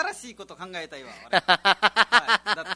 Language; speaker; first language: Japanese; non-native, fluent; Nepali